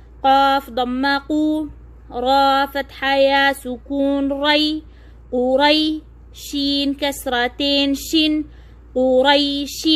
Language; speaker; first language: Arabic; non-native, fluent; Oromo